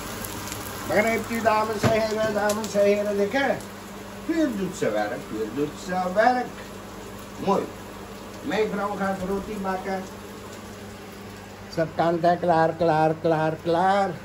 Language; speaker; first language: Dutch; non-native, local second language; Caribbean Hindustani